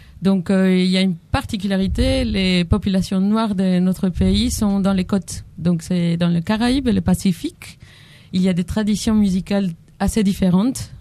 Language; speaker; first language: French; non-native, fluent; Spanish